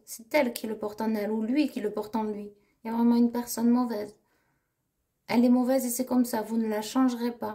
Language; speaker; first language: French; native; French